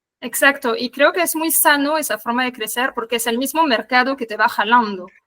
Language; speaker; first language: Spanish; non-native, fluent; French